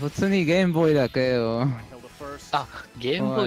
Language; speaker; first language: Japanese; native; Japanese